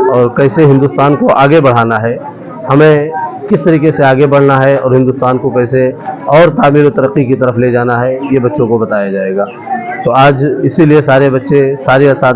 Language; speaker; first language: Hindi; non-native, local second language; Gujarati